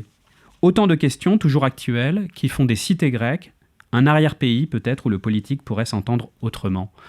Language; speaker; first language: French; native; French